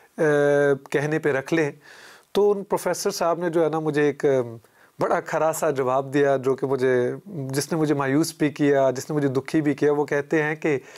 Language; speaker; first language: Urdu; native; Urdu